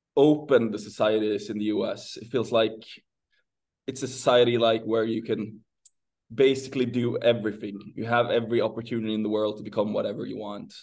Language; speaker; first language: English; non-native, fluent; Swedish